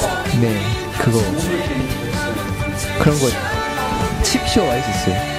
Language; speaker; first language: Korean; non-native, learner; Thai